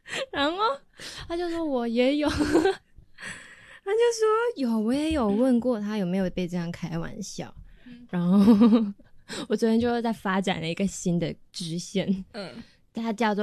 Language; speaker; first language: Chinese; native; Chinese